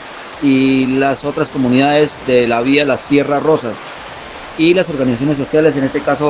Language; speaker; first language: Spanish; native; Spanish